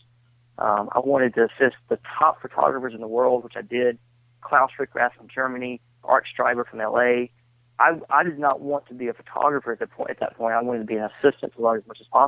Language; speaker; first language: English; native; English